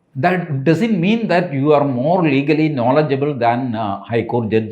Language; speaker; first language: English; non-native, local second language; Malayalam